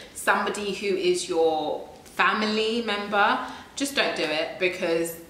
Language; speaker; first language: English; native; English